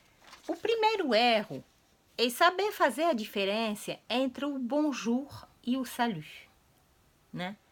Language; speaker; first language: Portuguese; non-native, fluent; French